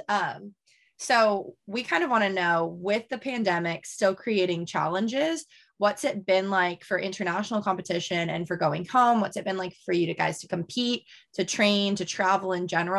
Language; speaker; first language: English; native; English